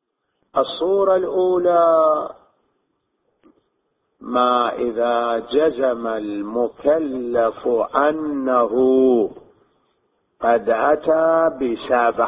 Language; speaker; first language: Arabic; native; Arabic